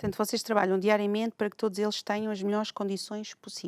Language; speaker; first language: Portuguese; native; Portuguese